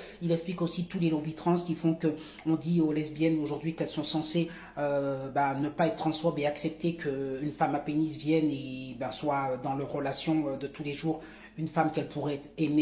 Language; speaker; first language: French; native; French